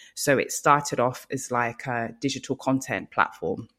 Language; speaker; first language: English; early bilingual, other home language; Yoruba